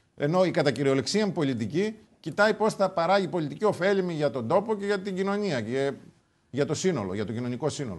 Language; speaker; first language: Greek; native; Greek